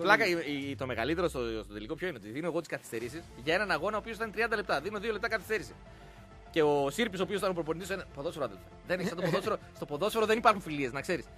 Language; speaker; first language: Greek; native; Greek